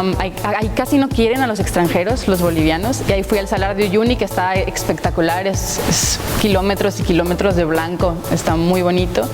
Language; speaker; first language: Spanish; native; Spanish